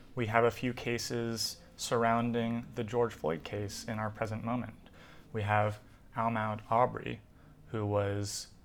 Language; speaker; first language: English; native; English